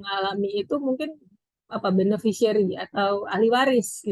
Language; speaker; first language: Indonesian; native; Indonesian